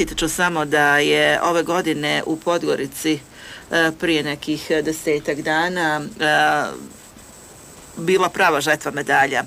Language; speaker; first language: Serbian; native; Serbian